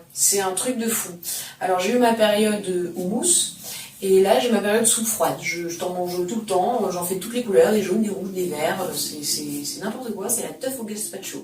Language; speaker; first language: French; native; French